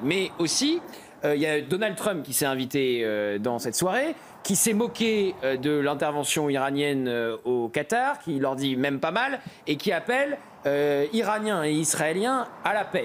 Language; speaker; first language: French; native; French